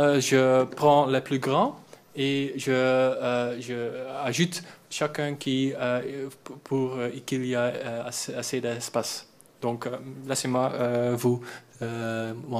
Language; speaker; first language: French; non-native, learner; Dutch